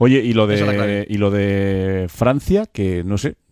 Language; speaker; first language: Spanish; native; Spanish